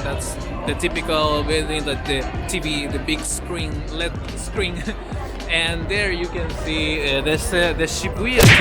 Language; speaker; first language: English; non-native, fluent; Spanish